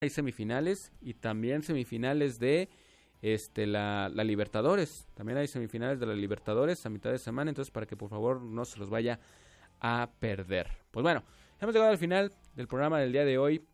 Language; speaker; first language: Spanish; native; Spanish